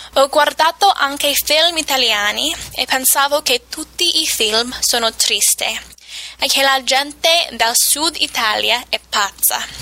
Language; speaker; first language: Italian; non-native, fluent; English